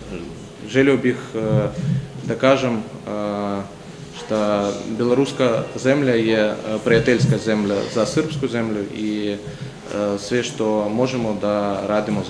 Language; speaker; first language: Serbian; non-native, learner; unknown